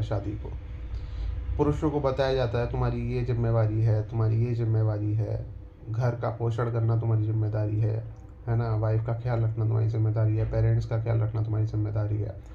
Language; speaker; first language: Hindi; native; Hindi